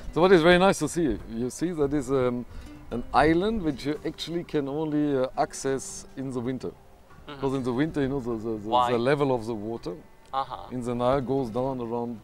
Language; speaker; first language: English; non-native, fluent; German